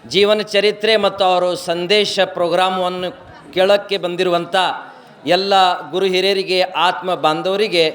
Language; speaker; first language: Kannada; non-native, local second language; Urdu